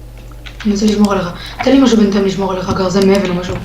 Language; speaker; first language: Hebrew; native; Hebrew